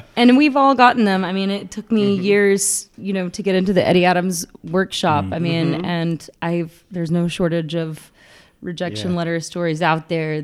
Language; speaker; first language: English; native; English